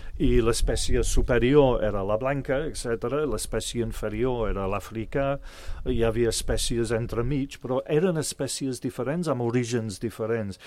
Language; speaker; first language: Catalan; non-native, fluent; English